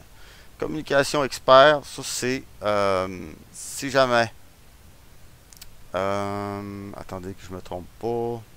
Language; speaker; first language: French; native; French